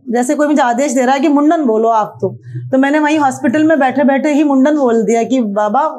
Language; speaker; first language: Hindi; native; Hindi